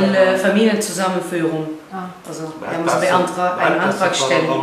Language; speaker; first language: German; non-native, learner; Arabic